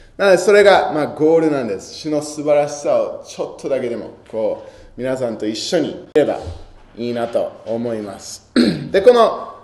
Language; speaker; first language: Japanese; non-native, fluent; English